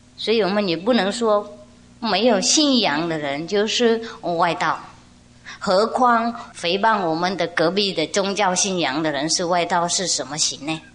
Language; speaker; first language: Chinese; non-native, fluent; Vietnamese